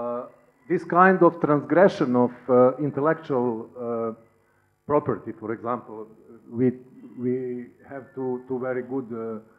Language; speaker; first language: English; non-native, learner; Serbian